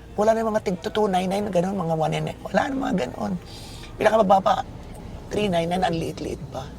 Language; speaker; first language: Filipino; native; Filipino